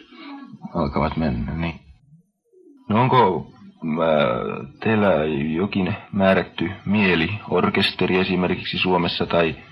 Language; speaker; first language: Finnish; native; Finnish